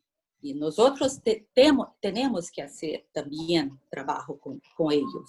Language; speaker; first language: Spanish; non-native, learner; Portuguese